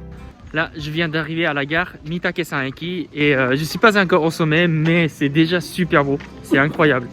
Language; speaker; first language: French; non-native, fluent; Japanese